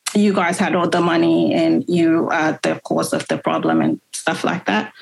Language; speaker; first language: English; native; English